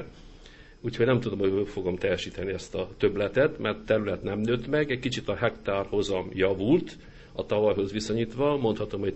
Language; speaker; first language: Hungarian; native; Hungarian